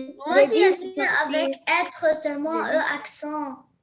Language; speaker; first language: French; non-native, learner; Arabic